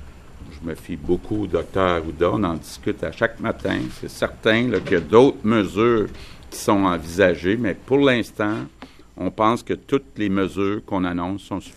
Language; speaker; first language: French; native; French